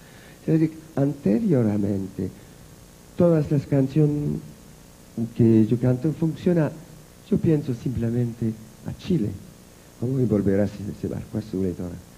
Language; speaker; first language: Spanish; non-native, learner; French